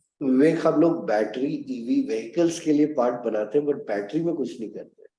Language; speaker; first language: Hindi; native; Hindi